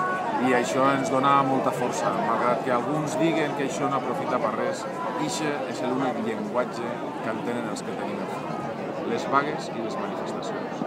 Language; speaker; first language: Catalan; native; Catalan